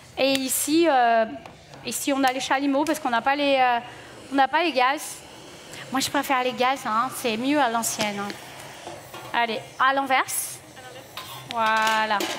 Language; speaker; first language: French; non-native, fluent; Portuguese